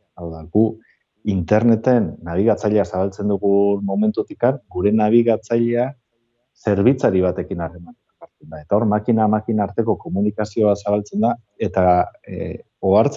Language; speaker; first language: Basque; native; Basque